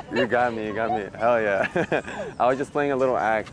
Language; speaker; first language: English; early bilingual, other home language; Spanish